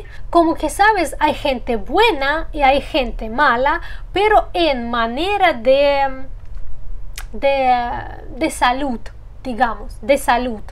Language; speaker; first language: Spanish; non-native, fluent; Russian